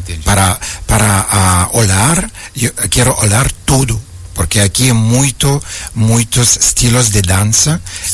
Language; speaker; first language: Portuguese; non-native, learner; Ukrainian